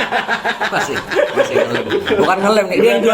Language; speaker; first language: Indonesian; native; Indonesian